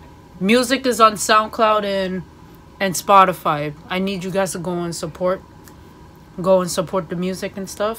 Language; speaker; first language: English; native; English